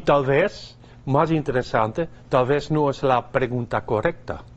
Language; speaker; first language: Spanish; non-native, fluent; Dutch